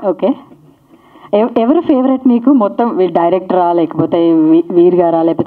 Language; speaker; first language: Telugu; native; Telugu